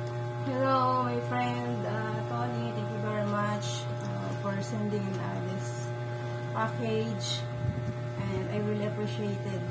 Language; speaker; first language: English; non-native, local second language; Filipino